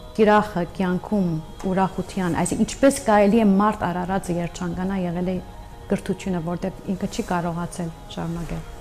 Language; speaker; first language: Armenian; early bilingual, heritage; Armenian